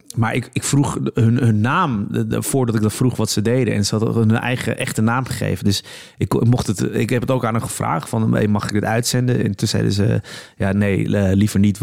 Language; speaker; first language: Dutch; early bilingual, other home language; Polish